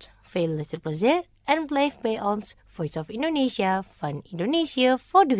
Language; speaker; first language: Dutch; non-native, fluent; Indonesian